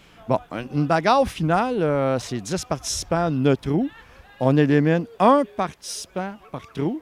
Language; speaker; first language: French; native; French